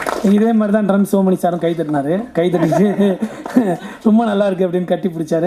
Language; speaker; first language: Tamil; native; Tamil